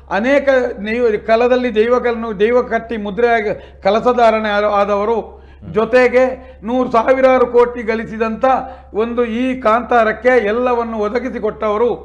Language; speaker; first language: Kannada; non-native, local second language; Tulu